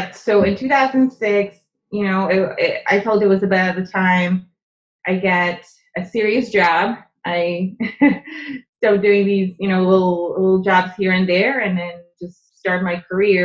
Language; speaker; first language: English; non-native, fluent; Czech